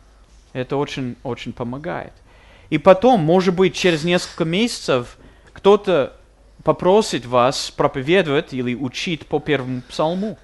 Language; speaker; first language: Russian; non-native, fluent; English